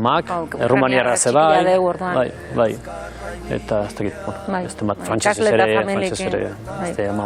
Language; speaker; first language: Basque; native; Basque